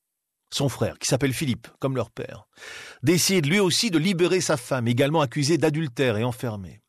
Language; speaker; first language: French; native; French